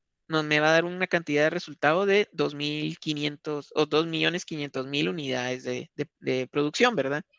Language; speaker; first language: Spanish; native; Spanish